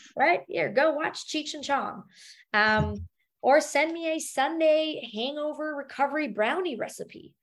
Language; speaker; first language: English; non-native, fluent; German